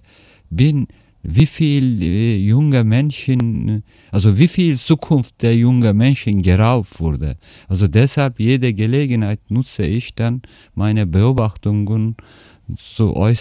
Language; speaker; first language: German; non-native, fluent; Turkish